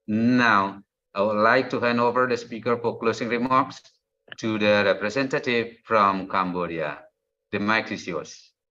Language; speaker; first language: English; non-native, fluent; Indonesian